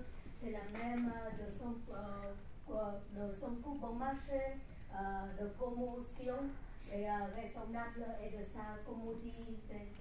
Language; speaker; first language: French; non-native, learner; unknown